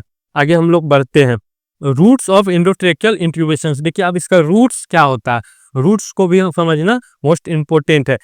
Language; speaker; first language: Hindi; native; Hindi